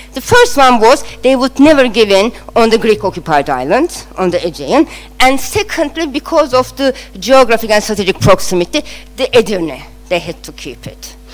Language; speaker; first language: English; non-native, fluent; Turkish